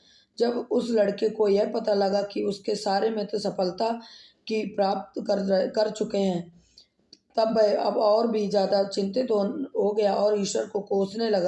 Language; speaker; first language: Hindi; native; Hindi